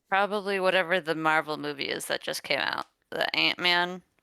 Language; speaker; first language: English; native; English